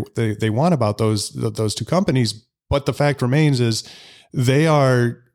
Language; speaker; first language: English; native; English